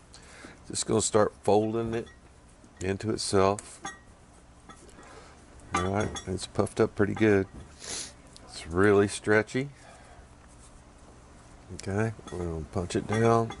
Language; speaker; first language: English; native; English